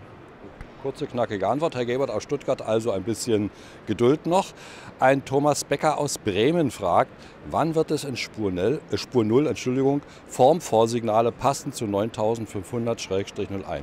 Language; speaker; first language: German; native; German